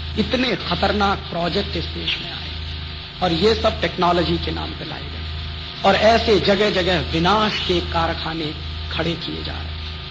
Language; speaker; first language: Hindi; native; Hindi